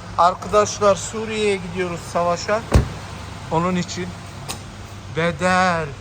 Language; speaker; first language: Turkish; early bilingual, heritage; Turkish